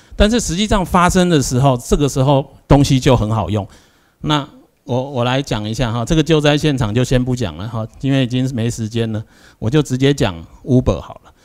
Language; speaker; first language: Chinese; native; Chinese